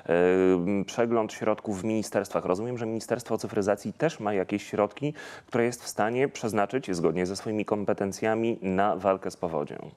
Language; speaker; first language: Polish; native; Polish